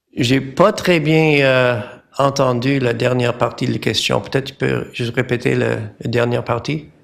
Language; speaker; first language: French; non-native, learner; English